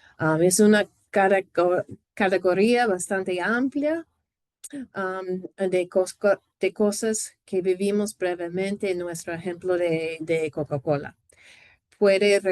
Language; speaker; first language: Spanish; non-native, fluent; English